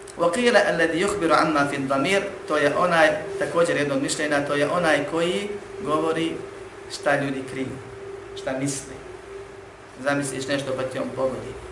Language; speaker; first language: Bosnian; native; Bosnian